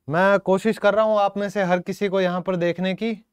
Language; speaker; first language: Hindi; native; Hindi